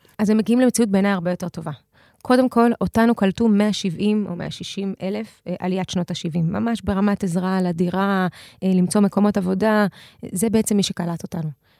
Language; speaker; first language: Hebrew; early bilingual, other home language; Russian